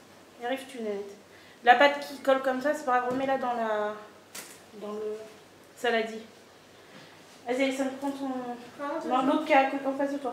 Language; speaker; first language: French; native; French